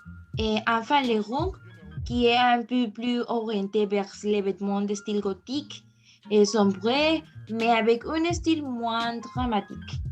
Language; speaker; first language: French; non-native, learner; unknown